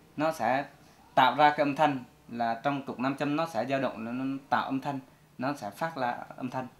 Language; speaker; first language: Vietnamese; non-native, local second language; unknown